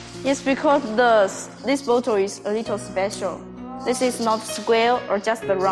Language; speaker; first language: English; non-native, learner; Chinese